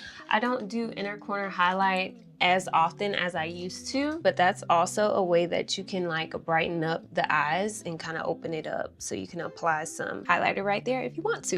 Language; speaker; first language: English; native; English